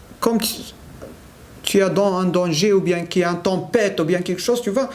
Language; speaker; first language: French; non-native, learner; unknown